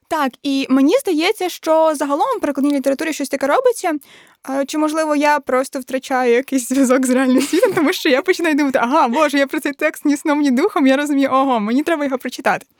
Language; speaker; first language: Ukrainian; native; Ukrainian